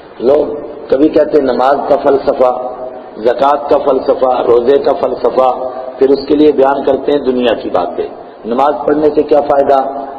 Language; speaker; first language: Urdu; non-native, local second language; Gujari